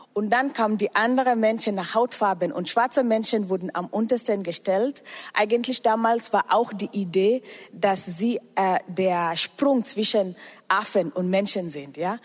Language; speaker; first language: German; non-native, fluent; Swahili